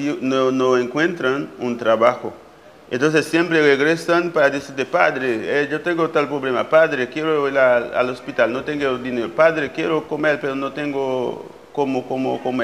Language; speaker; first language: Spanish; non-native, fluent; Haitian Creole